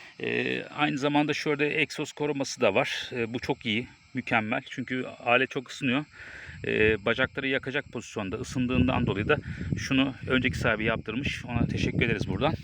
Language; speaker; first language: Turkish; native; Turkish